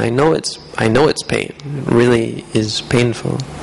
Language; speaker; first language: English; native; English